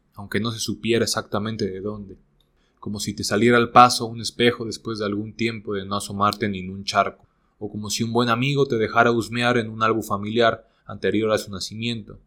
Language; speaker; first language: Spanish; native; Spanish